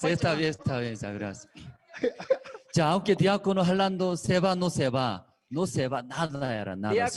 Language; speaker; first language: Spanish; non-native, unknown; Korean